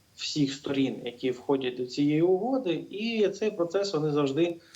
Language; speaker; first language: Ukrainian; native; Ukrainian